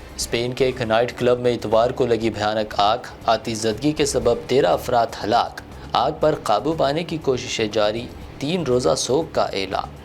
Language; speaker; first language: Urdu; native; Urdu